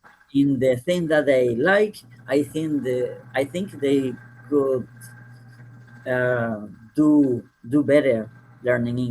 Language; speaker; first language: English; non-native, fluent; Spanish